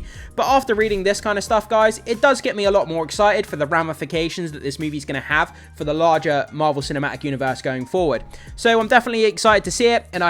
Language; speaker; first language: English; native; English